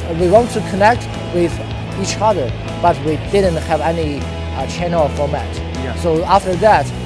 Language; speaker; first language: English; non-native, fluent; Chinese